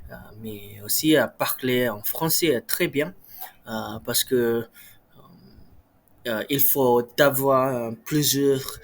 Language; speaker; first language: French; non-native, learner; Malay